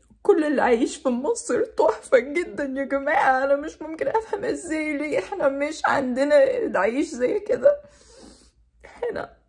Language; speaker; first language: Arabic; non-native, learner; English